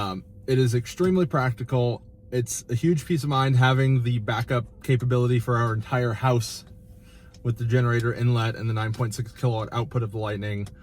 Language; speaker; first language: English; native; English